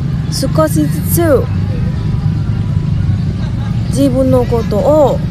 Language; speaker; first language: Japanese; non-native, learner; Indonesian